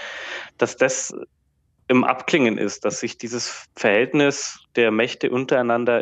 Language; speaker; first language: German; native; German